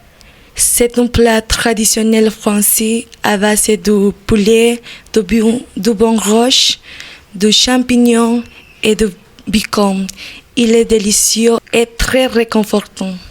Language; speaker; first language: French; non-native, learner; Spanish